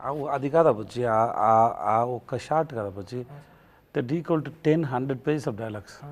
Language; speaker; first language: Telugu; non-native, learner; Tamil